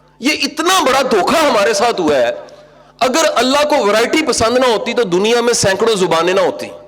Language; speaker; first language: Urdu; non-native, local second language; Punjabi